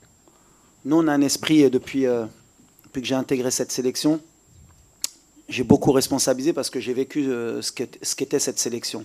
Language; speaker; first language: French; native; French